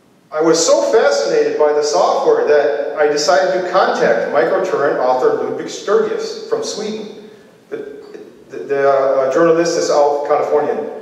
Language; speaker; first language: English; native; English